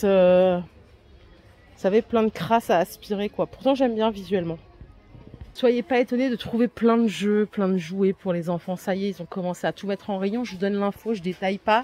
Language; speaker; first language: French; native; French